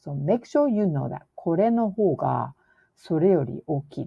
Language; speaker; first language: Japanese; non-native, fluent; English